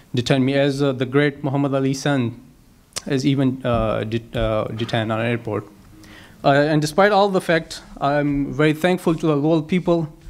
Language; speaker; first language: English; non-native, local second language; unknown